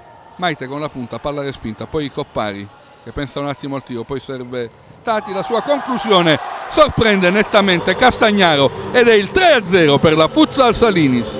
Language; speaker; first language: Italian; native; Italian